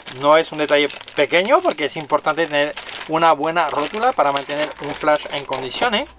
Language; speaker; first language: Spanish; non-native, fluent; French